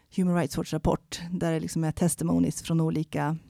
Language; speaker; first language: Swedish; native; Swedish